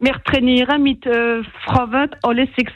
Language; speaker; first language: German; non-native, local second language; French